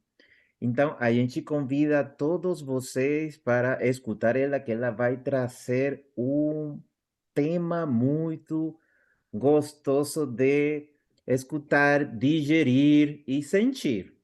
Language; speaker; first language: Portuguese; non-native, fluent; Spanish